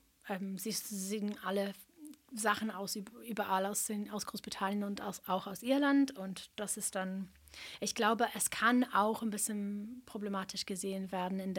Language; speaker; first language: German; non-native, fluent; English